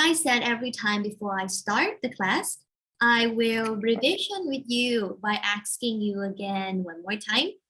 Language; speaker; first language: English; non-native, fluent; Thai